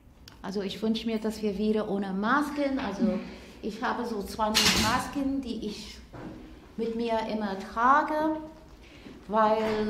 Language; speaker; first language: German; non-native, fluent; English